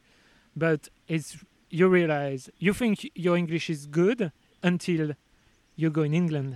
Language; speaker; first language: English; non-native, fluent; French